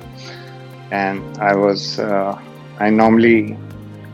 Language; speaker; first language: English; non-native, local second language; Hindi